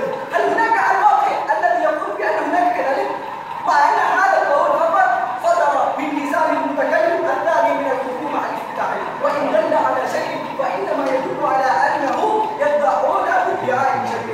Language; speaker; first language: Arabic; non-native, learner; Indonesian